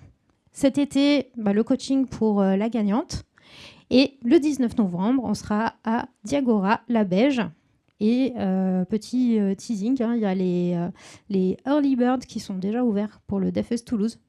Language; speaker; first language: French; native; French